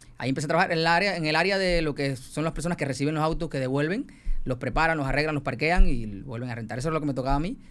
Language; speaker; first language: Spanish; native; Spanish